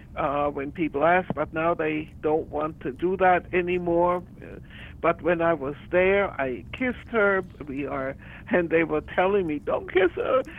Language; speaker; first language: English; early bilingual, other home language; German